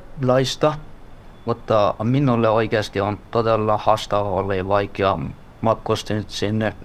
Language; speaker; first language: Finnish; non-native, learner; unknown